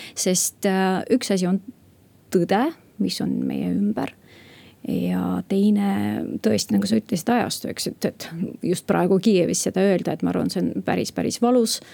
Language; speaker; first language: Estonian; non-native, local second language; Russian